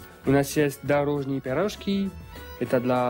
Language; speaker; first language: Russian; non-native, learner; French